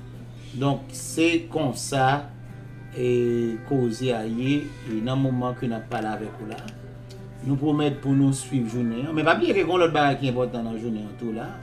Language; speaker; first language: Haitian Creole; native; Haitian Creole